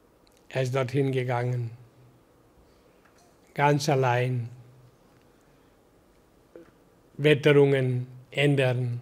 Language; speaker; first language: German; non-native, learner; Hindi